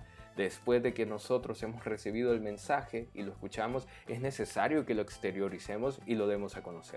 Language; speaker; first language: Spanish; native; Spanish